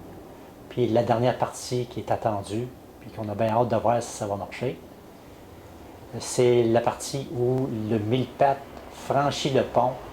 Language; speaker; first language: French; native; French